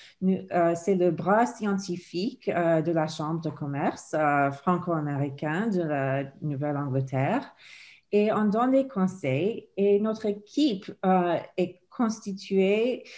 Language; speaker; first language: French; non-native, fluent; English